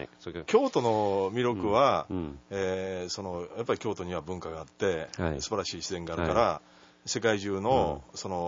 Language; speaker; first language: Japanese; native; Japanese